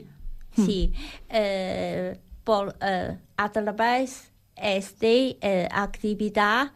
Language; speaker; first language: Spanish; non-native, learner; Chinese